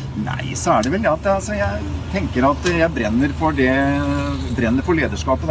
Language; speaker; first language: Norwegian; native; Norwegian